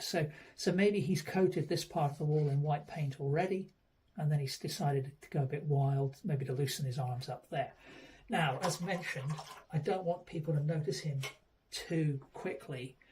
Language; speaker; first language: English; native; English